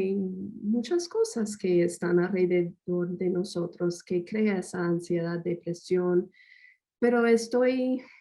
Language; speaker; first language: Spanish; non-native, fluent; English